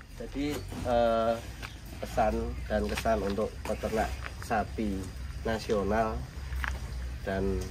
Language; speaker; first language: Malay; non-native, local second language; Javanese